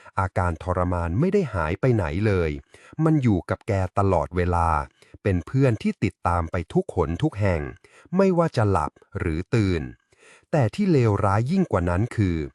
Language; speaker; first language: Thai; native; Thai